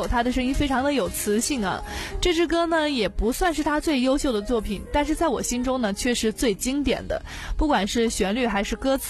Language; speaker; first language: Chinese; native; Chinese